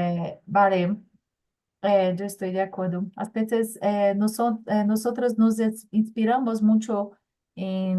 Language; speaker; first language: Spanish; non-native, learner; Portuguese